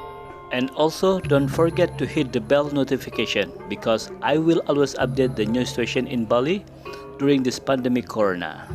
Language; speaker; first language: English; non-native, learner; Indonesian